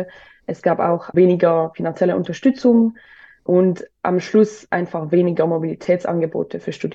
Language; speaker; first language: German; non-native, local second language; French